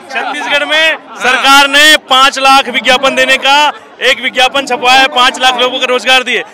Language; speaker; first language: Hindi; native; Hindi